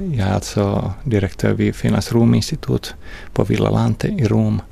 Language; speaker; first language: Swedish; non-native, fluent; Finnish